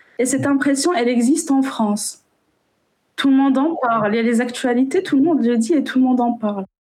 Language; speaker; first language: French; non-native, local second language; Arabic